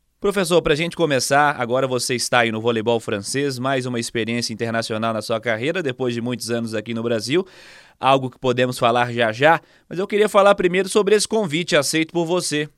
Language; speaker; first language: Portuguese; native; Portuguese